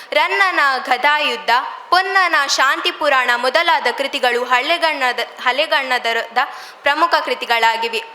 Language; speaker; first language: Kannada; native; Kannada